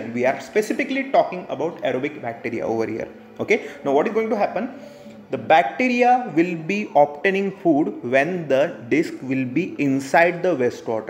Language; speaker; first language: English; non-native, local second language; Hindi